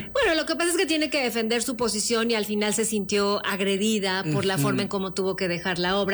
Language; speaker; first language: Spanish; native; Spanish